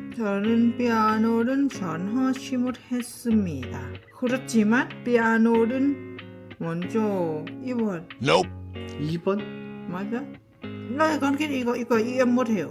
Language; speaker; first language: Korean; non-native, learner; Lao